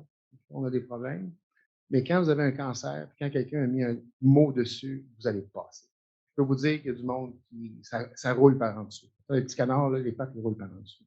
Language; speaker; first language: French; native; French